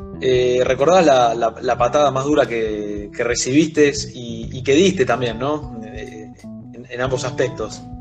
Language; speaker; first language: Spanish; native; Spanish